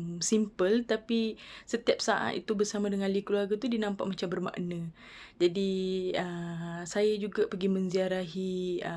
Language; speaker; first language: Malay; non-native, local second language; Tamil